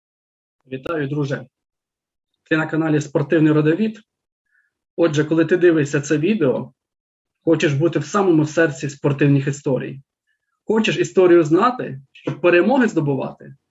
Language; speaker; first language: Ukrainian; native; Ukrainian